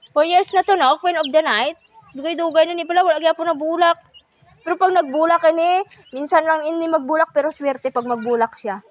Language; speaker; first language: Filipino; non-native, local second language; Hiligaynon